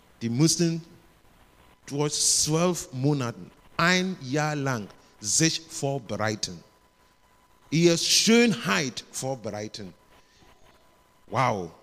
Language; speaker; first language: German; non-native, learner; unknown